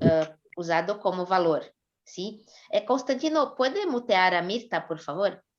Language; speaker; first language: Spanish; non-native, fluent; Portuguese